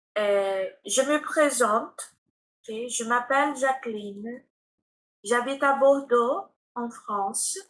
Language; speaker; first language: French; non-native, fluent; Portuguese